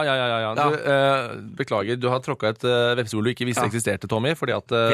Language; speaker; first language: Norwegian; native; Norwegian